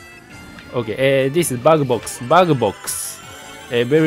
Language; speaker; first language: English; non-native, learner; Japanese